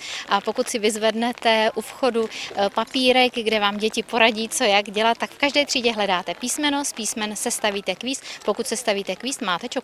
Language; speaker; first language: Czech; native; Czech